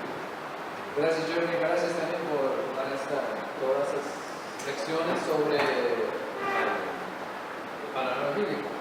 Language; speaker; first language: Spanish; non-native, fluent; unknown